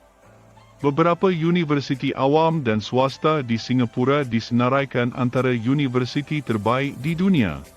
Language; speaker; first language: Malay; native; Malay